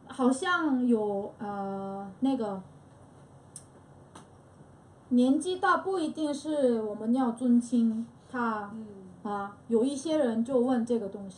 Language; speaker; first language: Chinese; non-native, fluent; Korean